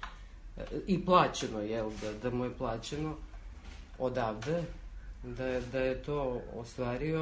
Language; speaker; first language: Serbian; native; Serbian